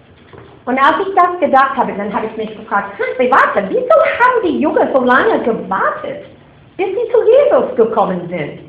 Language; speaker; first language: German; non-native, fluent; English